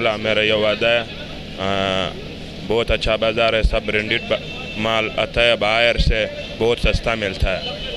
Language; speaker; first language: Hindi; non-native, local second language; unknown